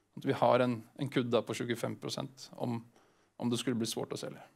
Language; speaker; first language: Swedish; non-native, fluent; Norwegian